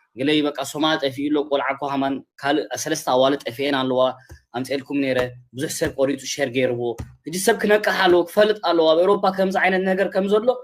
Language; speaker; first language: Tigrinya; early bilingual, heritage; Tigrinya